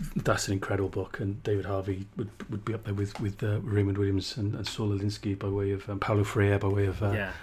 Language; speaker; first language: English; native; English